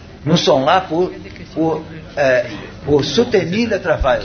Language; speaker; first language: French; non-native, learner; Portuguese